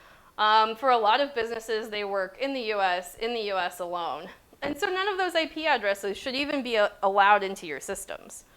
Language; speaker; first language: English; native; English